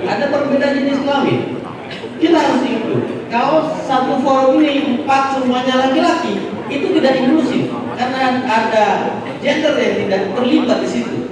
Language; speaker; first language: Indonesian; non-native, local second language; Madurese